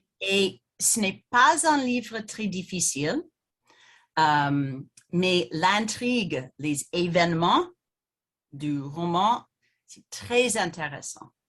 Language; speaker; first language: French; non-native, fluent; English